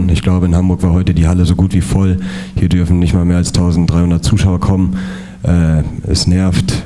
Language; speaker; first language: German; native; German